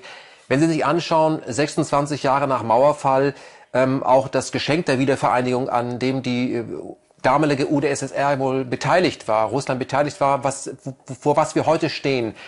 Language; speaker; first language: German; native; German